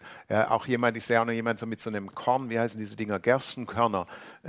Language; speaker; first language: German; native; German